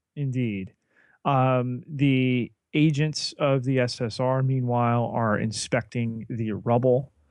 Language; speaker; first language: English; native; English